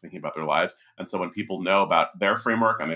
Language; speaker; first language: English; native; English